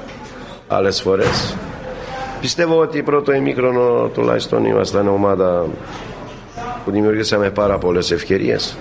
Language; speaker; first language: Greek; non-native, fluent; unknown